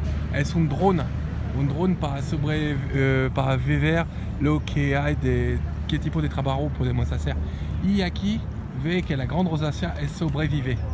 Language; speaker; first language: Spanish; non-native, learner; French